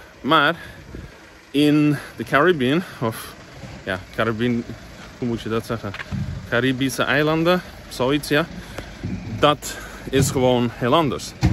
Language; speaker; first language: Dutch; non-native, fluent; English